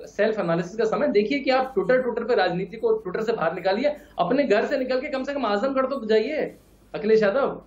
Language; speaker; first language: Hindi; native; Hindi